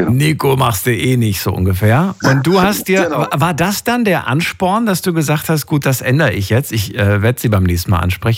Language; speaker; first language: German; native; German